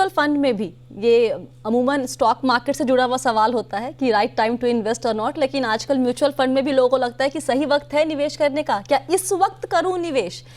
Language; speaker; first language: Hindi; native; Hindi